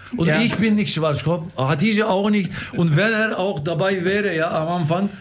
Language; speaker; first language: German; non-native, fluent; Turkish